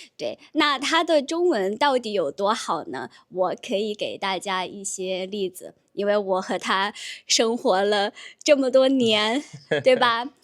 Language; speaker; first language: Chinese; native; Chinese